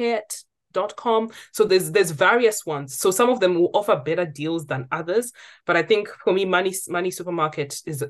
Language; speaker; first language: English; non-native, local second language; Shona